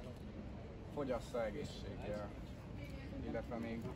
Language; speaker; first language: Hungarian; native; Hungarian